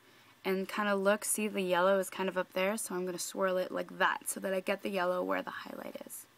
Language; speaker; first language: English; native; English